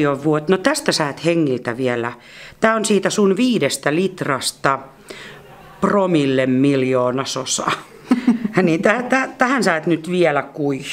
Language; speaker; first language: Finnish; native; Finnish